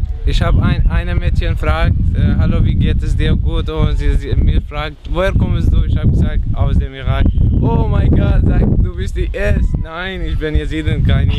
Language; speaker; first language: German; non-native, learner; Kurdish